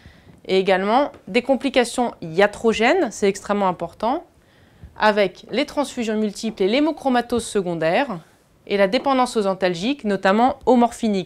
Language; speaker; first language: French; native; French